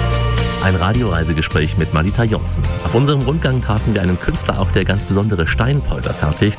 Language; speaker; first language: German; native; German